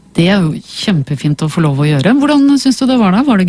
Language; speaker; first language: Norwegian; native; Norwegian